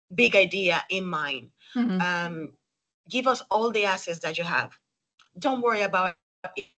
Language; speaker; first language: English; non-native, fluent; Spanish